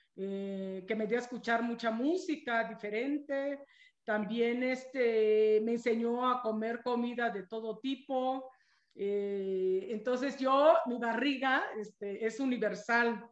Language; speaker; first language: Spanish; non-native, local second language; Zapotec